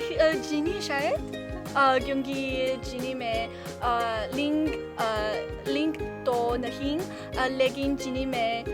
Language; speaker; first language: Hindi; non-native, learner; Chinese